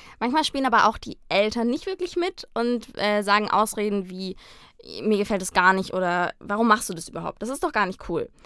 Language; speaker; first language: German; native; German